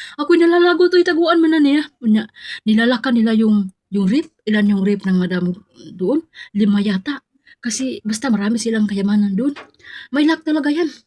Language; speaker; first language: Filipino; non-native, local second language; Cebuano